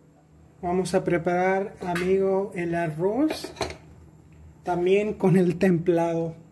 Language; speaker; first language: Spanish; non-native, fluent; Hindi